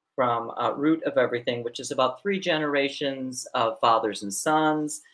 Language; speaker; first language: English; native; English